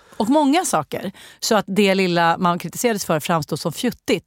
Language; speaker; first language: Swedish; native; Swedish